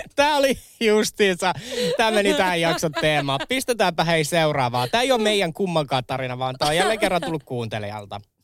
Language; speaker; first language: Finnish; native; Finnish